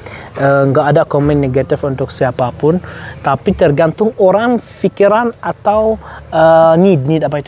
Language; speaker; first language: Indonesian; non-native, fluent; Arabic